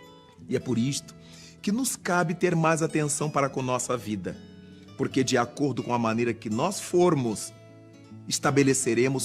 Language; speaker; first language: Portuguese; native; Portuguese